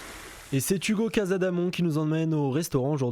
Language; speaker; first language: French; native; French